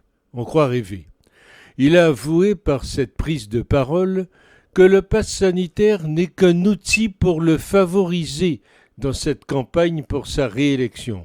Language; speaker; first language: French; native; French